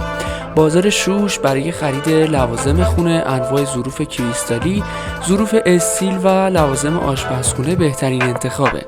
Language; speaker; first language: Persian; native; Persian